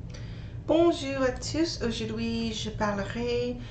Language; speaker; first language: French; non-native, learner; English